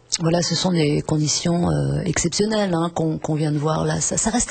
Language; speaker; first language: French; native; French